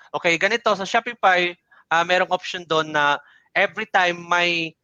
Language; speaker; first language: Filipino; non-native, local second language; Cebuano